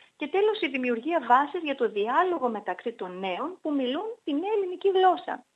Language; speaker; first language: Greek; native; Greek